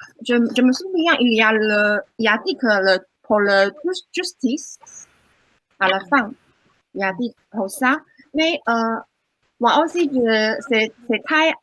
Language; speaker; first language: French; non-native, learner; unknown